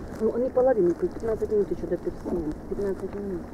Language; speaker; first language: Russian; native; Russian